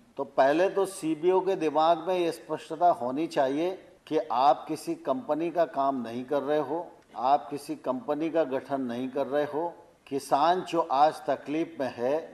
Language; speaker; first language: Hindi; native; Hindi